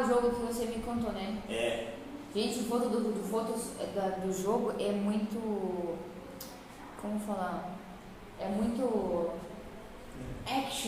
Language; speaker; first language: Portuguese; non-native, fluent; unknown